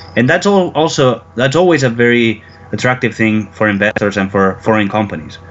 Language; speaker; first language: English; non-native, fluent; Spanish